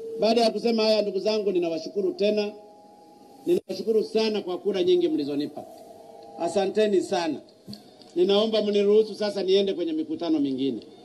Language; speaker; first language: Swahili; native; Swahili